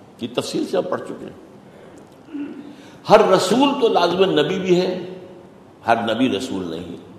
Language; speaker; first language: Urdu; native; Urdu